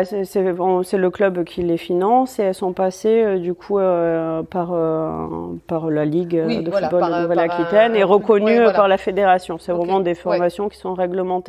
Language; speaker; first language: French; native; French